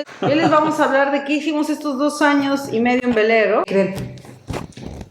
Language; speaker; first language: Spanish; native; Spanish